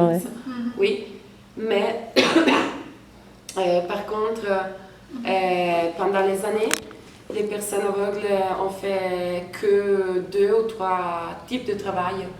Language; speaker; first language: French; non-native, fluent; Italian